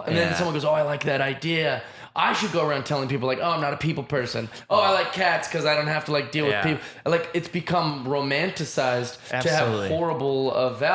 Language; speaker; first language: English; native; English